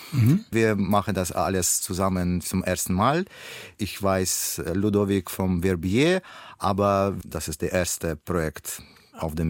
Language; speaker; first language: German; non-native, learner; Russian